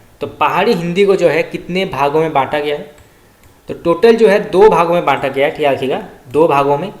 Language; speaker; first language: Hindi; native; Hindi